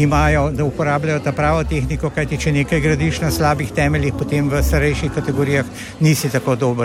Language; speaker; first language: Slovenian; native; Slovenian